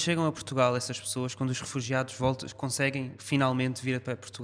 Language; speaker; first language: Portuguese; native; Portuguese